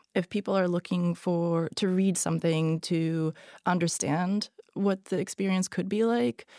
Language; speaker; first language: English; non-native, fluent; Hungarian